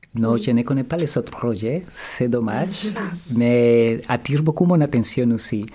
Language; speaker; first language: French; non-native, learner; Spanish